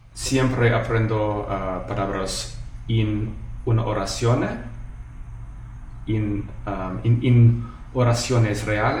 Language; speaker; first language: Spanish; non-native, learner; English